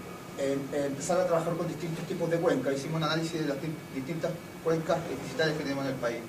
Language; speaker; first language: Spanish; native; Spanish